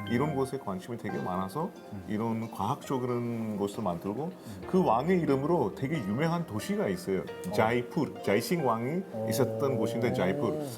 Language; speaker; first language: Korean; non-native, fluent; Hindi